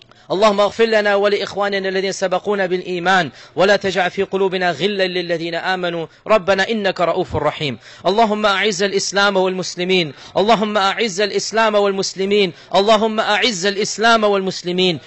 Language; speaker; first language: Arabic; non-native, fluent; English